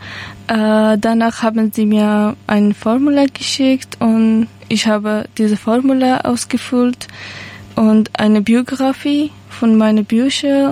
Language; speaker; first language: German; non-native, learner; Persian